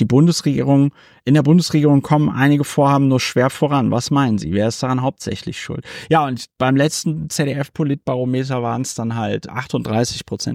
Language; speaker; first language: German; native; German